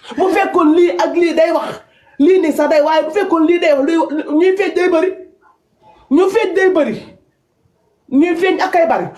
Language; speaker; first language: Wolof; native; Wolof